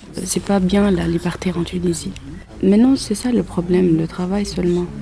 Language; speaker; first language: French; non-native, learner; Arabic